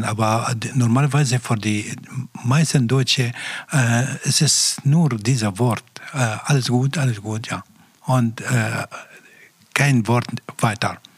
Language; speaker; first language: German; non-native, learner; Arabic